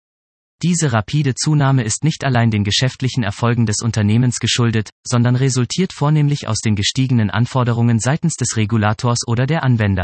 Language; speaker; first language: German; native; German